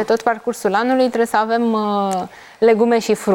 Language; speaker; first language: Romanian; native; Romanian